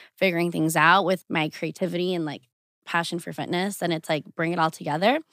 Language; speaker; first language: English; early bilingual, other home language; Portuguese